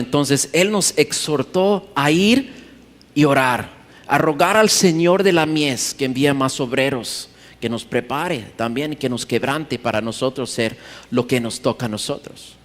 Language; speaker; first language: Spanish; early bilingual, heritage; Spanish